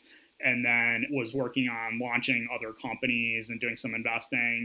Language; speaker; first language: English; native; English